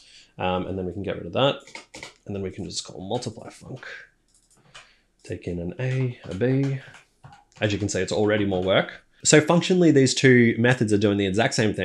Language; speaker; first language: English; native; English